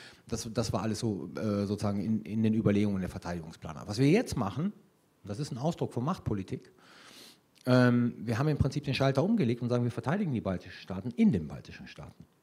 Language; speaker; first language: German; native; German